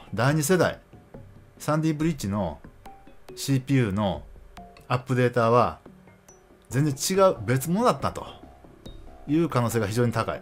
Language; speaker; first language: Japanese; native; Japanese